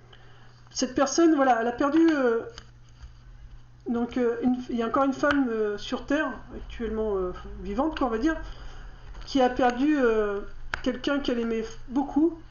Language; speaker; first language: French; native; French